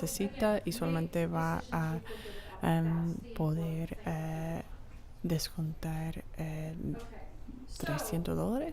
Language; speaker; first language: Spanish; non-native, fluent; English